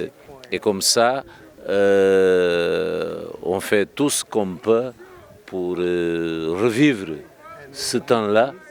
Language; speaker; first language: French; non-native, fluent; Kabuverdianu